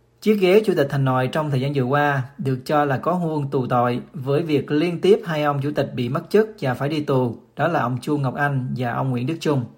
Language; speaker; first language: Vietnamese; native; Vietnamese